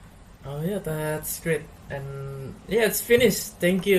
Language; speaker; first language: English; non-native, learner; Indonesian